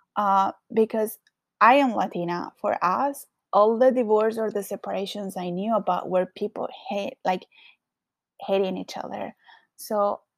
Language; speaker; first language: English; non-native, fluent; Spanish